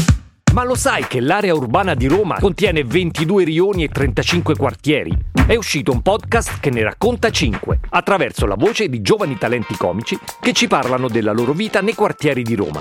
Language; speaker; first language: Italian; native; Italian